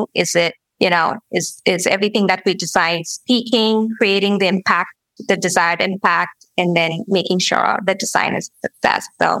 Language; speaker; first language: English; non-native, local second language; Gujarati